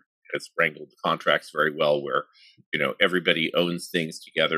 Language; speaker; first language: English; native; English